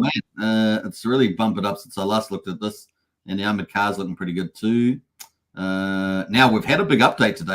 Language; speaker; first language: English; native; English